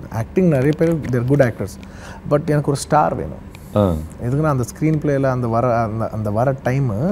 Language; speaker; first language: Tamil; non-native, local second language; Telugu